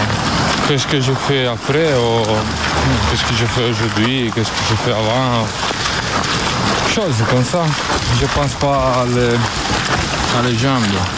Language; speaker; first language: French; non-native, learner; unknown